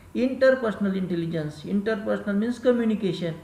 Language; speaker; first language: Hindi; non-native, local second language; Marathi